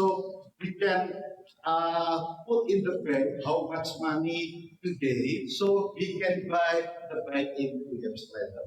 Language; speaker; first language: English; non-native, learner; Indonesian